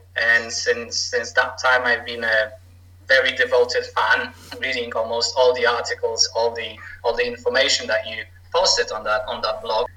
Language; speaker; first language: English; non-native, fluent; Polish